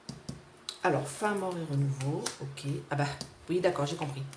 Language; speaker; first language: French; native; French